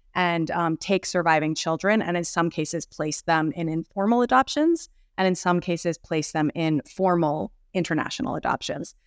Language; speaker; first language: English; native; English